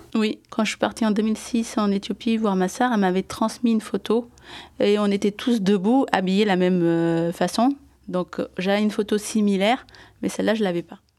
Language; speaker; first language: French; early bilingual, other home language; Amharic